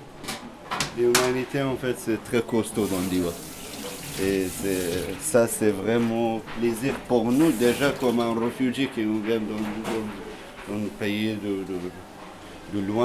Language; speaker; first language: French; non-native, learner; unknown